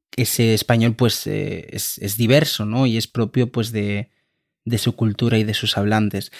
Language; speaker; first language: Spanish; native; Spanish